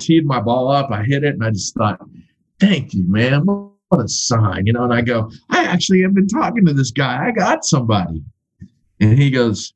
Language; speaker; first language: English; native; English